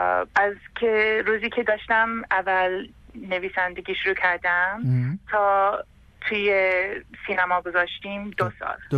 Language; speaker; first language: Persian; early bilingual, heritage; Persian